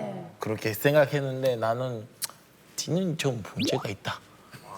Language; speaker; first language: Korean; non-native, fluent; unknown